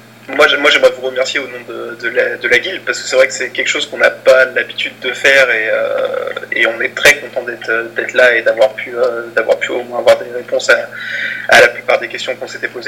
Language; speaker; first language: French; native; French